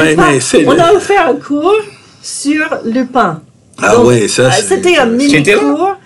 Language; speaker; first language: French; non-native, fluent; English